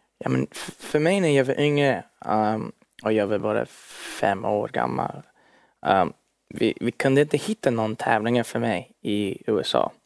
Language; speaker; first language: Swedish; early bilingual, heritage; Swedish